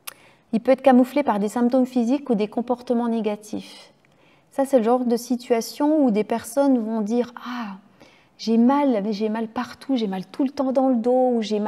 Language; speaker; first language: French; native; French